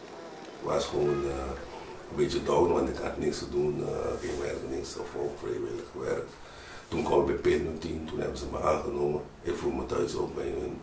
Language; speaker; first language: Dutch; non-native, fluent; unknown